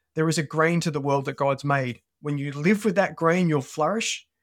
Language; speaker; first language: English; native; English